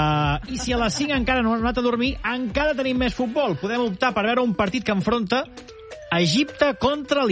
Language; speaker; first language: Catalan; native; Catalan